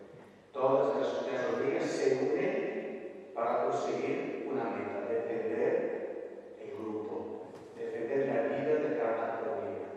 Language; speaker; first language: Spanish; non-native, fluent; Italian